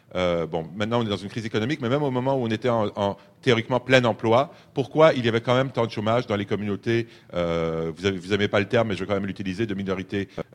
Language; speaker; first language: French; native; French